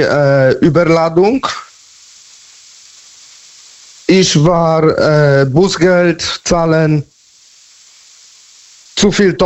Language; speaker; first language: German; non-native, learner; Polish